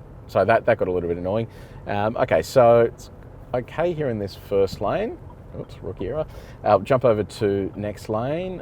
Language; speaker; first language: English; native; English